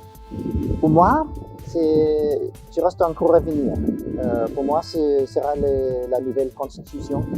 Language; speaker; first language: French; non-native, fluent; English